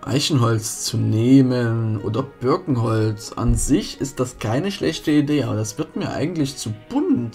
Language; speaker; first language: German; native; German